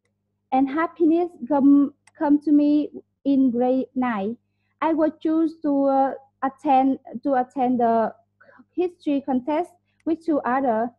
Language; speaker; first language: English; non-native, learner; Vietnamese